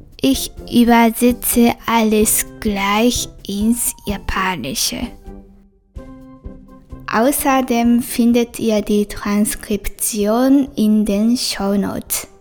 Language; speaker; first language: German; non-native, fluent; Japanese